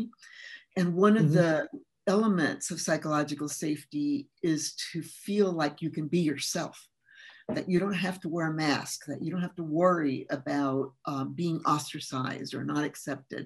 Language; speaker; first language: English; early bilingual, other home language; Spanish